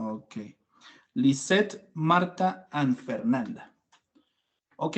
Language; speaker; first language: English; non-native, fluent; Spanish